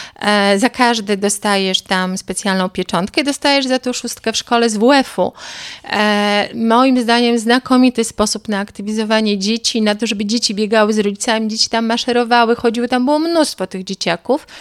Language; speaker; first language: Polish; native; Polish